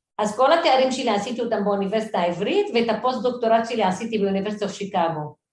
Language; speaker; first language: Hebrew; non-native, local second language; Arabic